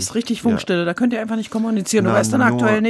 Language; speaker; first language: German; native; German